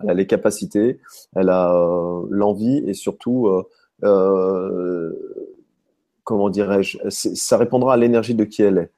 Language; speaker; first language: French; native; French